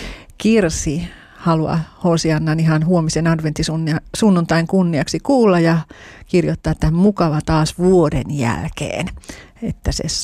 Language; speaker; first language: Finnish; native; Finnish